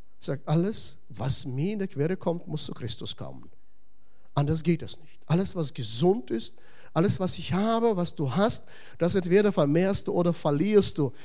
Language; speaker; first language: German; non-native, fluent; Russian